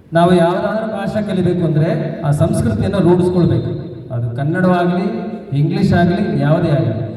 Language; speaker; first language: Kannada; non-native, local second language; Malayalam